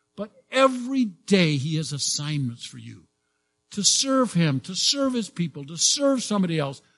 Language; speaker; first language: English; native; English